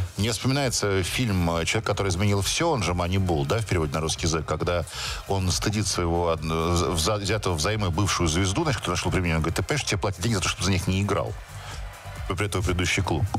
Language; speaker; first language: Russian; native; Russian